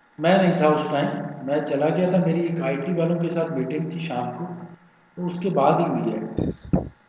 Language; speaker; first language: Urdu; non-native, local second language; Punjabi